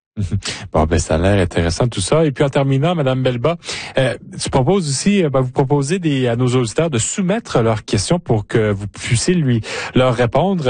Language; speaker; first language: French; native; French